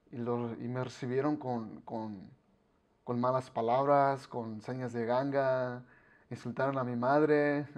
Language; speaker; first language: Spanish; early bilingual, heritage; Spanish